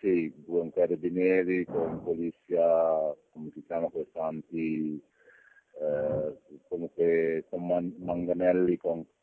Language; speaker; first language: Italian; non-native, learner; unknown